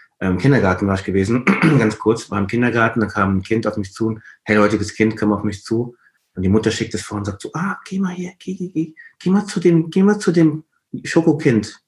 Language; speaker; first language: German; non-native, fluent; Igbo